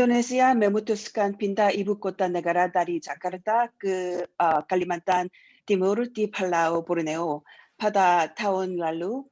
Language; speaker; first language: Indonesian; non-native, learner; Korean